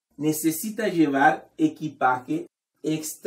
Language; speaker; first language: Spanish; non-native, fluent; Haitian Creole